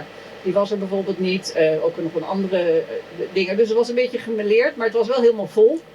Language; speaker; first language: Dutch; native; Dutch